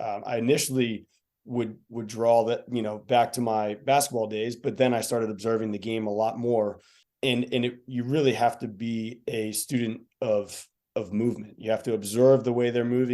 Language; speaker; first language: English; native; English